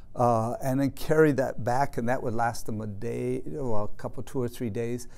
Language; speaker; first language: English; native; English